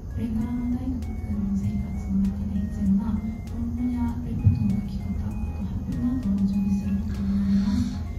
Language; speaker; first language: Japanese; non-native, fluent; Korean